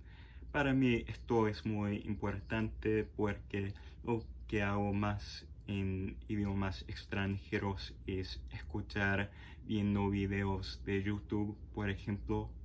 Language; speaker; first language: Spanish; non-native, fluent; English